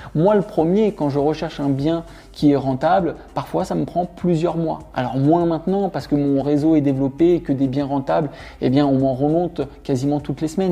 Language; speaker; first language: French; native; French